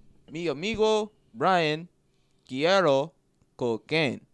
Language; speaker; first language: Spanish; non-native, learner; English